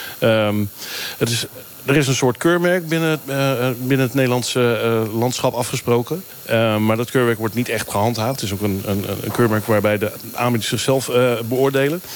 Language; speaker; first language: Dutch; native; Dutch